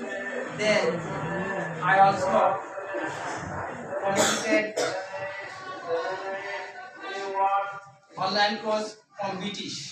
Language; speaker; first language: English; non-native, local second language; Bangla